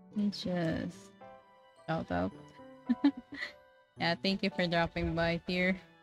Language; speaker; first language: English; non-native, local second language; Filipino